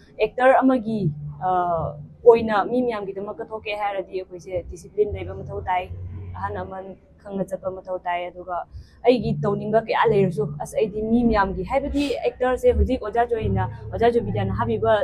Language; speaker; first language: Manipuri; non-native, local second language; Tangkhul Naga (India)